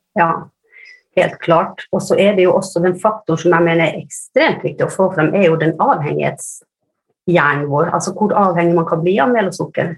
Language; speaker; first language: Norwegian; early bilingual, other home language; Finnish